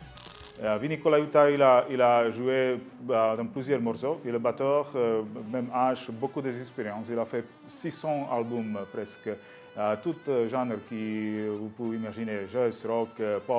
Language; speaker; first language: French; non-native, learner; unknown